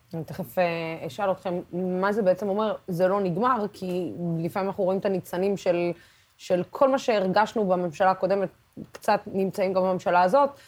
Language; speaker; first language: Hebrew; non-native, local second language; Arabic